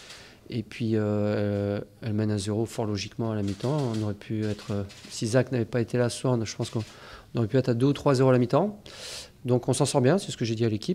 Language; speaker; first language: French; native; French